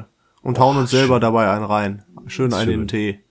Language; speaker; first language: German; native; German